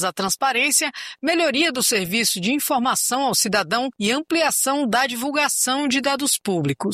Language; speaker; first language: Portuguese; native; Portuguese